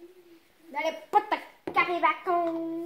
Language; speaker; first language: English; native; English